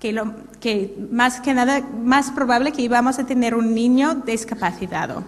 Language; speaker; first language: Spanish; non-native, fluent; English